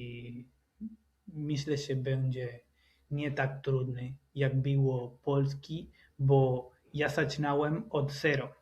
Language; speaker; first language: Polish; non-native, learner; Spanish